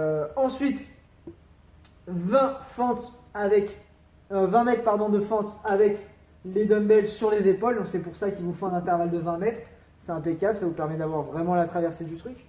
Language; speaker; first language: French; native; French